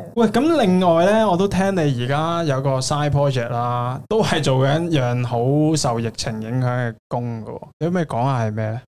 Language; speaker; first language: Cantonese; native; Cantonese